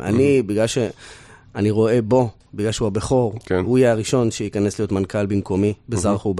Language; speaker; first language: Hebrew; native; Hebrew